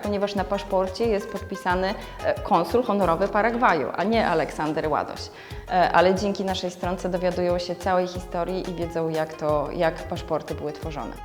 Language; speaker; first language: Polish; native; Polish